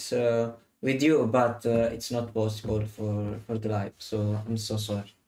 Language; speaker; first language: English; non-native, learner; Italian